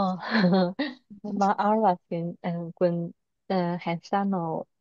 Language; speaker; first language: Finnish; non-native, learner; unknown